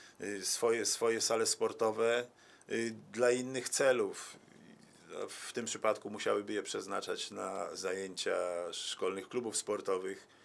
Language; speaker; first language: Polish; native; Polish